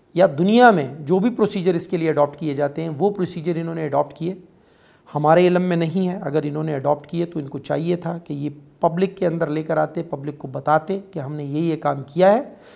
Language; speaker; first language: Urdu; non-native, local second language; Pashto